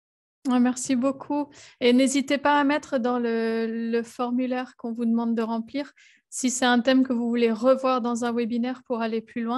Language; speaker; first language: French; native; French